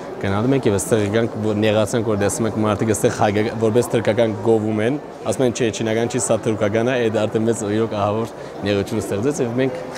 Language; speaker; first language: Armenian; early bilingual, heritage; Armenian